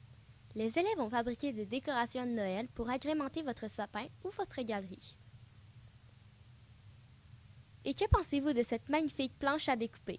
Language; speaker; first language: French; native; French